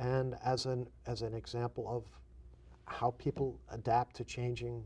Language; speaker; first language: English; native; English